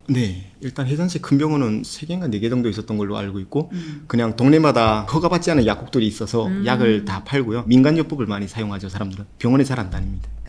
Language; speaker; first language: Korean; native; Korean